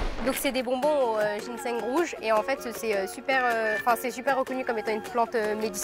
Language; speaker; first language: French; native; French